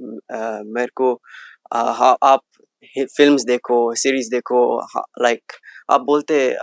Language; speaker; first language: Hindi; early bilingual, heritage; English